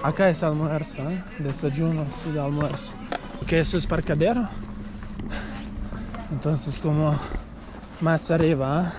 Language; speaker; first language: Spanish; non-native, learner; Croatian